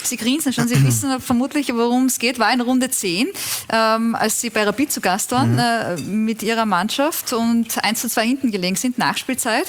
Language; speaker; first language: German; native; German